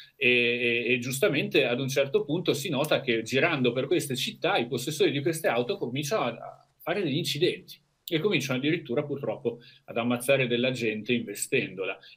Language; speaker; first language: Italian; native; Italian